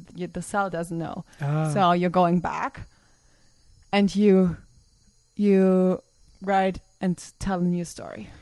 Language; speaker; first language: English; non-native, fluent; German